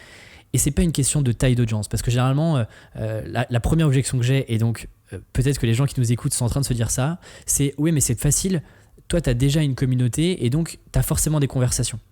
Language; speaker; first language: French; native; French